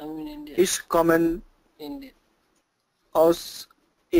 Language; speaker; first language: German; non-native, learner; Tamil